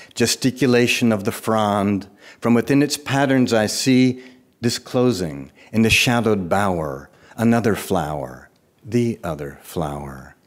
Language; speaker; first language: English; native; English